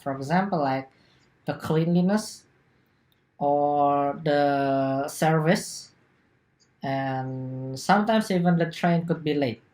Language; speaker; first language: English; non-native, learner; Indonesian